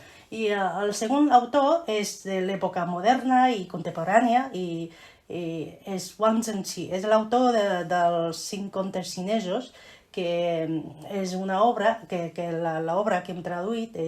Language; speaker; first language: Catalan; non-native, fluent; Chinese